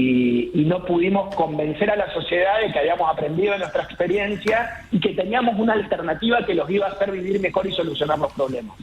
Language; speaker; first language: Spanish; native; Spanish